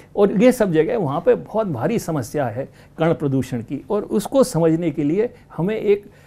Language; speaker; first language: Hindi; native; Hindi